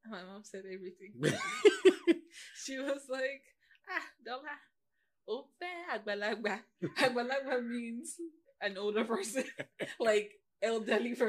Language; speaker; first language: English; non-native, local second language; Yoruba